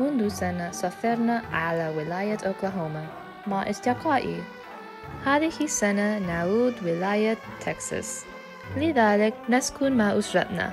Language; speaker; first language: Arabic; non-native, learner; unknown